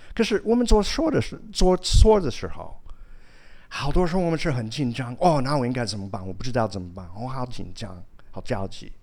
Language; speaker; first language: Chinese; non-native, fluent; English